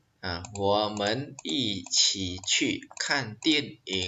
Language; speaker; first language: Chinese; non-native, fluent; Khmer